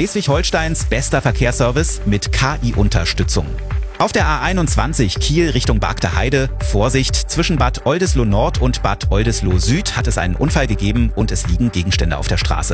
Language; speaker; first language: German; native; German